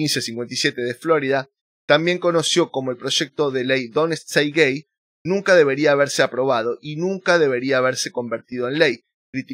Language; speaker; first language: Spanish; native; Spanish